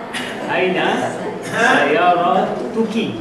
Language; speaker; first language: Arabic; non-native, learner; Malay